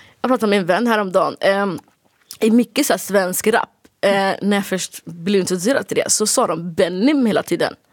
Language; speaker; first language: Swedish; early bilingual, other home language; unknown